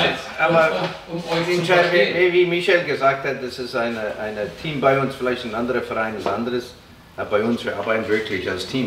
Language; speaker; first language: German; non-native, fluent; English